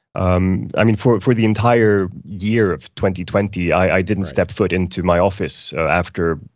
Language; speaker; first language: English; non-native, fluent; Icelandic